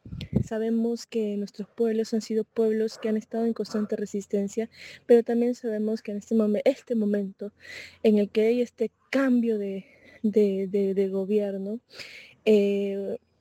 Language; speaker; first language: Spanish; native; Spanish